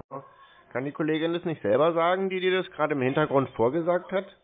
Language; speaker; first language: German; native; German